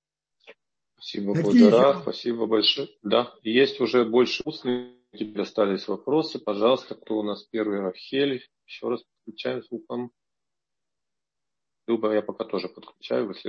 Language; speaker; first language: Russian; native; Russian